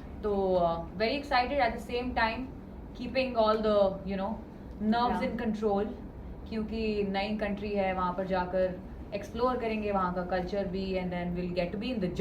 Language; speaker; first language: Hindi; native; Hindi